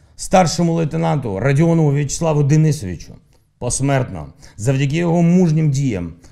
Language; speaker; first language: Ukrainian; non-native, local second language; Russian